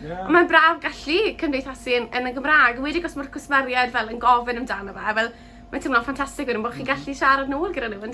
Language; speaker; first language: Welsh; native; Welsh